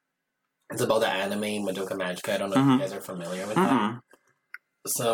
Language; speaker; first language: English; non-native, fluent; Portuguese